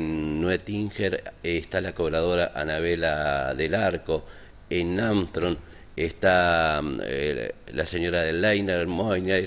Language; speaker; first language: Spanish; native; Spanish